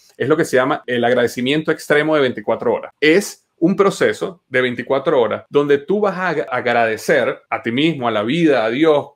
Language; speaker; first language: Spanish; native; Spanish